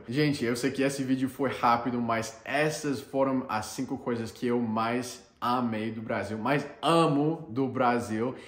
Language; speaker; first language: Portuguese; non-native, fluent; English